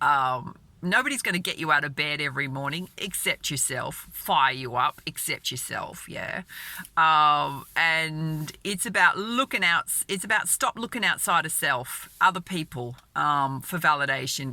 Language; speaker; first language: English; native; English